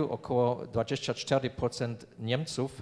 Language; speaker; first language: Polish; non-native, fluent; German